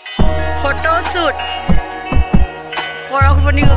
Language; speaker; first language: English; non-native, learner; Assamese